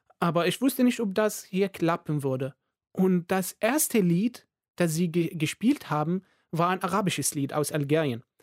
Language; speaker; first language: German; non-native, fluent; Arabic